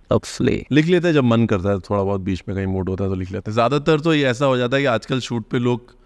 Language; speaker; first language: Hindi; native; Hindi